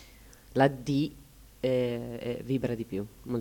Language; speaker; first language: Italian; native; Italian